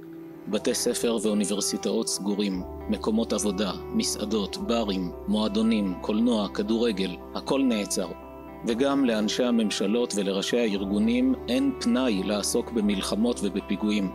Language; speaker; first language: Hebrew; native; Hebrew